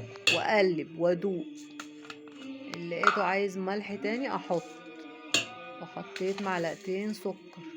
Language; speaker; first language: Arabic; native; Arabic